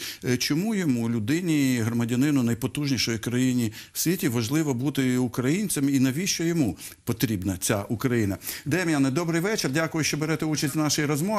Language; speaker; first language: Ukrainian; native; Ukrainian